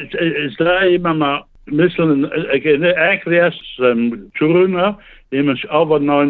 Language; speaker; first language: Slovenian; early bilingual, heritage; Slovenian